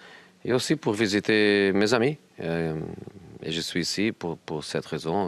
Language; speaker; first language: French; non-native, learner; Portuguese